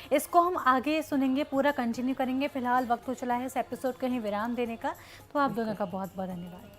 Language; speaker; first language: Hindi; native; Hindi